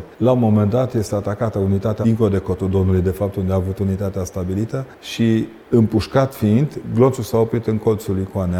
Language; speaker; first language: Romanian; native; Romanian